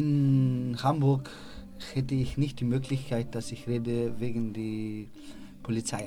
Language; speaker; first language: German; non-native, learner; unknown